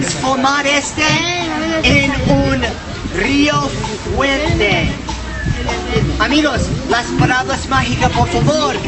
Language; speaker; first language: Spanish; non-native, learner; English